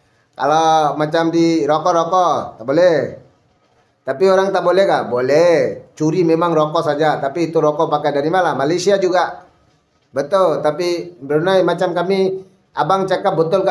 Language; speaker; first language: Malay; non-native, fluent; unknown